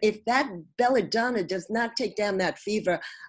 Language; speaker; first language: English; native; English